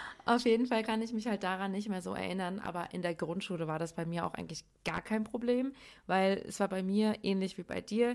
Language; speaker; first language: German; early bilingual, other home language; Persian